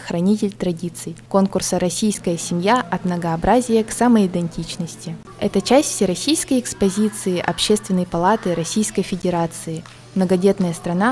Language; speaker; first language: Russian; native; Russian